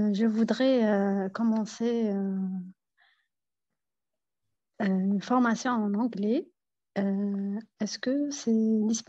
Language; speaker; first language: French; non-native, fluent; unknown